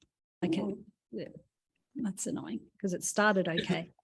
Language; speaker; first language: English; native; English